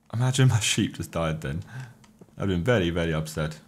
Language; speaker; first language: English; native; English